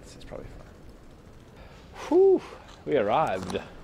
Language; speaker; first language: English; native; English